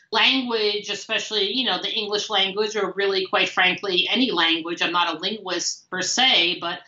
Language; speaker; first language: English; native; English